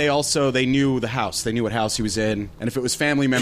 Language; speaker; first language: English; native; English